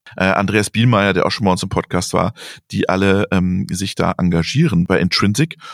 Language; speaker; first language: German; native; German